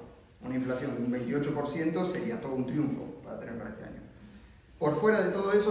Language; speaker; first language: Spanish; native; Spanish